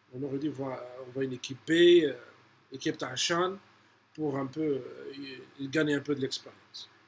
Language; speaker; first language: French; non-native, local second language; Arabic